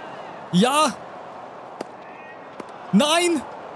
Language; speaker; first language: German; native; German